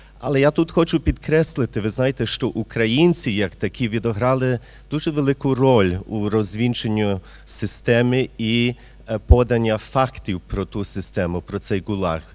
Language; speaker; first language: Ukrainian; early bilingual, heritage; Ukrainian